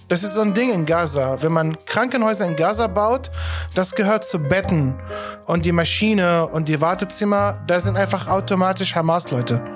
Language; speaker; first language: German; non-native, fluent; Arabic